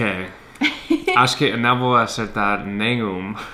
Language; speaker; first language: Portuguese; non-native, fluent; English